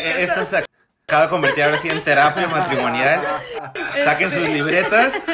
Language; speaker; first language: Spanish; native; Spanish